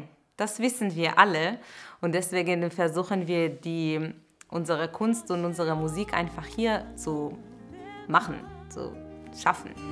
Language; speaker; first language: German; non-native, fluent; Hebrew